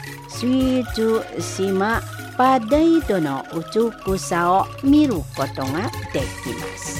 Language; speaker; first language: Japanese; non-native, fluent; Indonesian